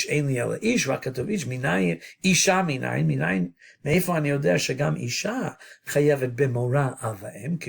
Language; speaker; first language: Hebrew; non-native, fluent; English